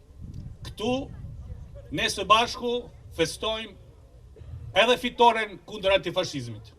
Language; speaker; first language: Albanian; native; Albanian